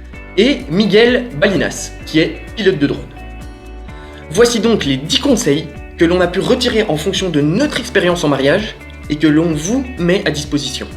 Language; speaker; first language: French; native; French